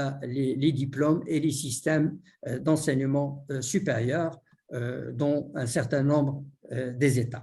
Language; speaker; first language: French; non-native, local second language; Arabic